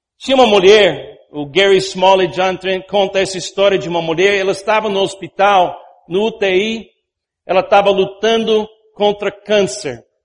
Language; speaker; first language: Portuguese; non-native, fluent; English